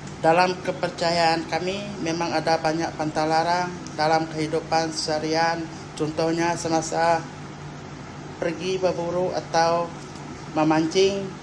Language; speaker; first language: Malay; non-native, local second language; Iban